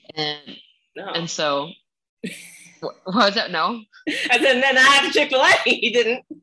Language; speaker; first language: English; early bilingual, other home language; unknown